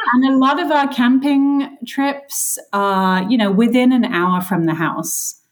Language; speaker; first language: English; native; English